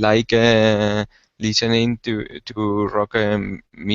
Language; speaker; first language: English; non-native, learner; Spanish